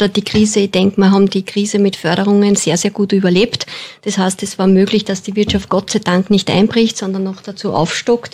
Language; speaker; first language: German; native; German